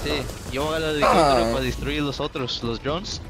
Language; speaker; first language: Spanish; early bilingual, heritage; English